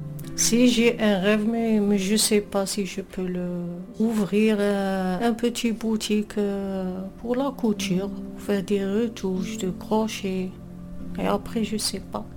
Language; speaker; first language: French; non-native, local second language; Arabic